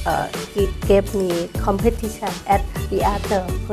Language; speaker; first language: English; non-native, learner; Thai